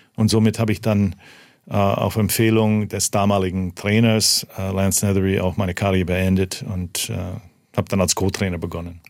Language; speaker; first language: German; early bilingual, heritage; German